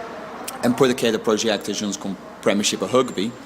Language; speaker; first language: Portuguese; non-native, learner; English